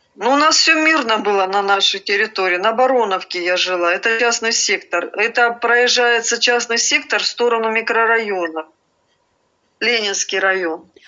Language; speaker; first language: Russian; native; Russian